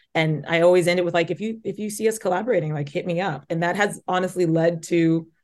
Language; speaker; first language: English; native; English